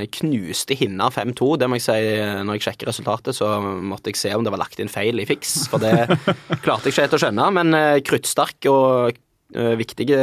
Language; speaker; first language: Norwegian; native; Norwegian